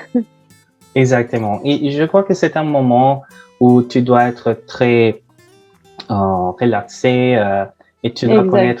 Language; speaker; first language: French; non-native, fluent; Spanish